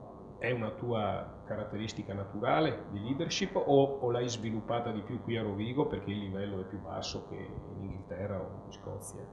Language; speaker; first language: Italian; native; Italian